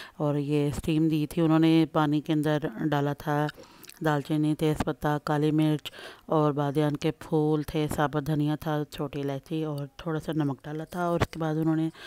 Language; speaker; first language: Urdu; native; Urdu